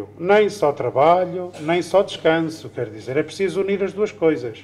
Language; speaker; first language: Portuguese; native; Portuguese